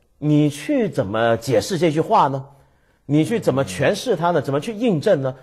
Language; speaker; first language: Chinese; native; Chinese